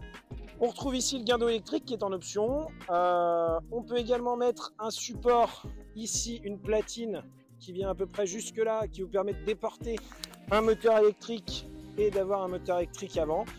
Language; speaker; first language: French; native; French